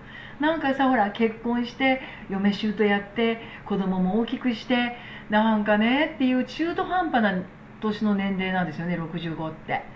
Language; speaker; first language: Japanese; native; Japanese